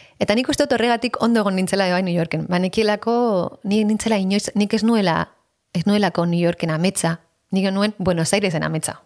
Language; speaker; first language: Basque; non-native, local second language; Spanish